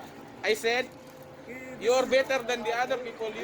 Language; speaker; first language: English; non-native, local second language; Filipino